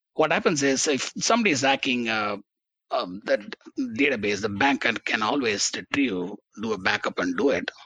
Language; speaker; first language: English; non-native, local second language; Tamil